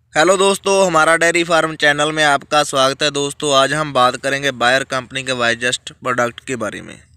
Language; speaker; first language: Hindi; non-native, local second language; Punjabi